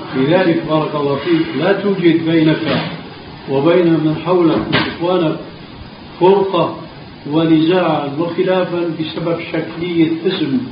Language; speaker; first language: Arabic; early bilingual, other home language; Albanian